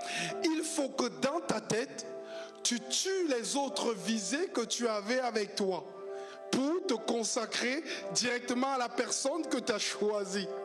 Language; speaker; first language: French; native; French